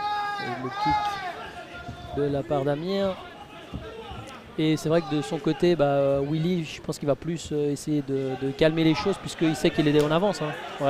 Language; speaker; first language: French; native; French